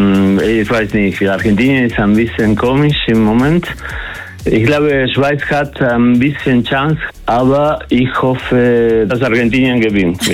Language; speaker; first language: German; non-native, learner; Spanish